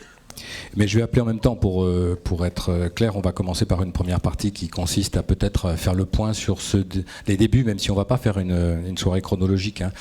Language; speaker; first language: French; native; French